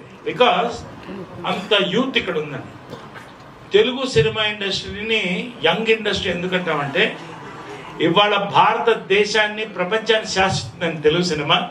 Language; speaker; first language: Telugu; native; Telugu